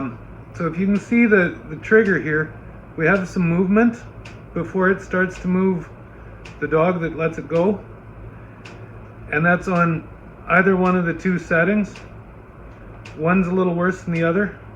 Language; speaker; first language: English; native; English